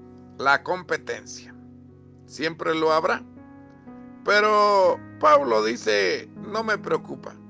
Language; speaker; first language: Spanish; native; Spanish